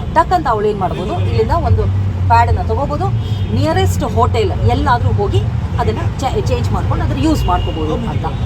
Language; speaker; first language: Kannada; native; Kannada